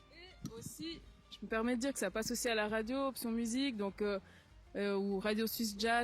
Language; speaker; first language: French; native; French